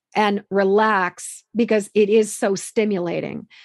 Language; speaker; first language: English; native; English